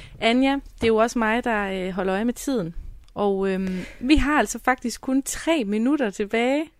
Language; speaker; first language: Danish; native; Danish